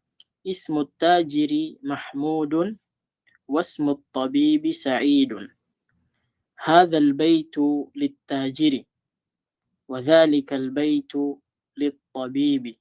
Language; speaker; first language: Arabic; non-native, fluent; Filipino